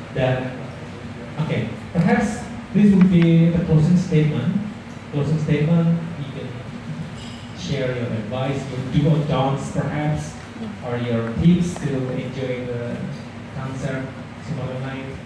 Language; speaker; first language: English; non-native, fluent; Indonesian